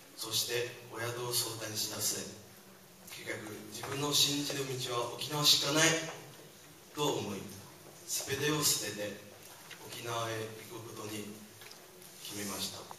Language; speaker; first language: Japanese; non-native, fluent; Chinese